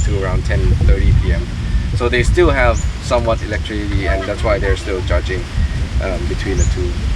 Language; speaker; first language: English; non-native, fluent; Thai